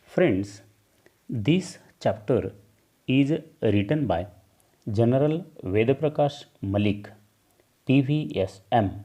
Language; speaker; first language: English; non-native, local second language; Marathi